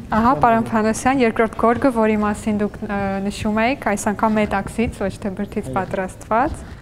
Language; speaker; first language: Armenian; native; Armenian